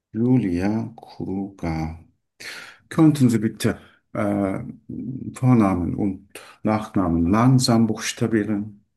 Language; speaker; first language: German; non-native, learner; Turkish